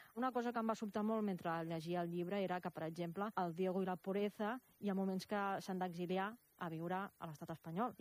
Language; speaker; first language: Catalan; native; Catalan